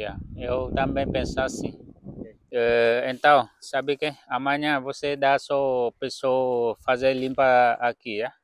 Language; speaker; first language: Portuguese; non-native, learner; Vietnamese